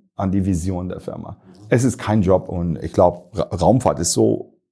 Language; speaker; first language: German; non-native, fluent; Turkish